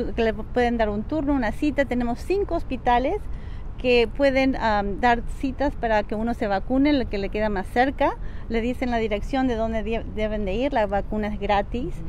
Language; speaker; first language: Spanish; native; Spanish